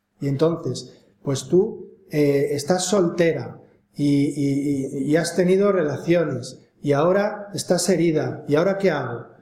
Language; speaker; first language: Spanish; native; Spanish